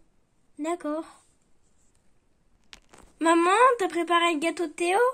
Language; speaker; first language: French; native; French